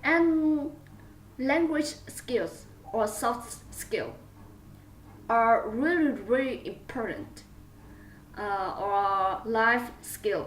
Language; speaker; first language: English; non-native, learner; Vietnamese